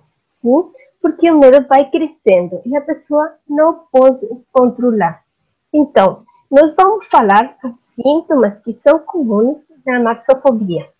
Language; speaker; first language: Portuguese; non-native, learner; Spanish